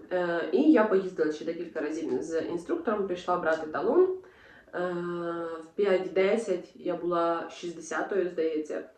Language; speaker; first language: Ukrainian; non-native, local second language; Russian